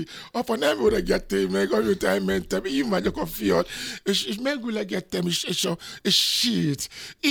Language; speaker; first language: Hungarian; non-native, fluent; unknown